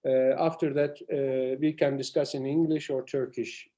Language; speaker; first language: English; non-native, fluent; Turkish